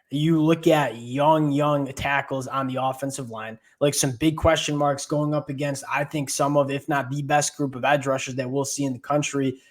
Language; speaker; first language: English; native; English